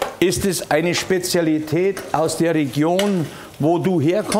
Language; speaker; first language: German; native; German